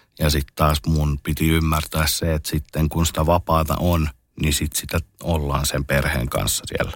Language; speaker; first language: Finnish; native; Finnish